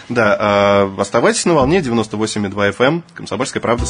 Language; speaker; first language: Russian; native; Russian